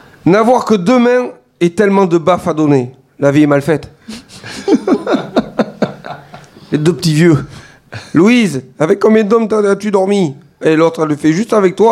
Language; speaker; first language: French; native; French